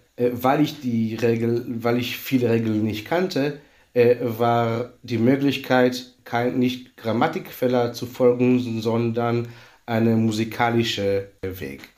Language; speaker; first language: German; non-native, fluent; Hebrew